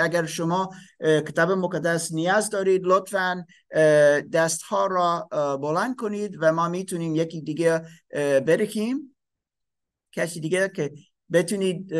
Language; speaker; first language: Persian; non-native, fluent; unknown